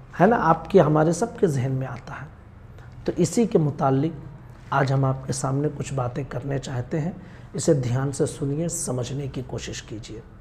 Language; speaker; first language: Hindi; native; Hindi